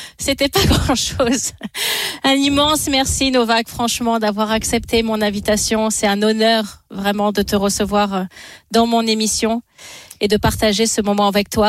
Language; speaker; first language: French; native; French